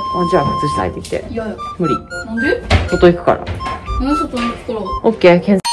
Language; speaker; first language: Japanese; native; Japanese